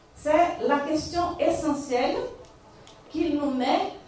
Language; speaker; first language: French; non-native, fluent; Portuguese